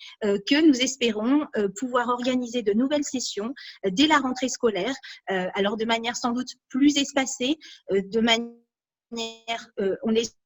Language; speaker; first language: French; native; French